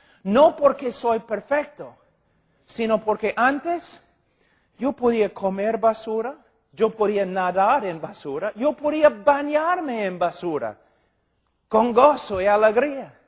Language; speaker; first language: Spanish; non-native, fluent; English